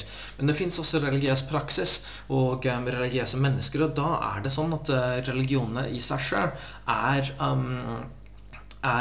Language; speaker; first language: Norwegian; non-native, fluent; English